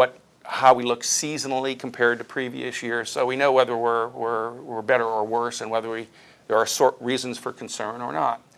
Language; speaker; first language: English; native; English